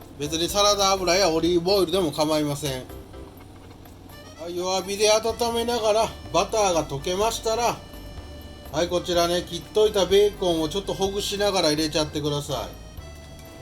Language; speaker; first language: Japanese; native; Japanese